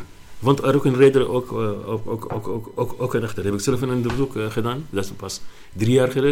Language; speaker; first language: Dutch; non-native, learner; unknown